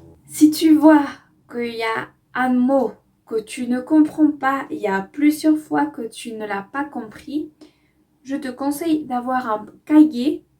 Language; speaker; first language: French; non-native, fluent; Spanish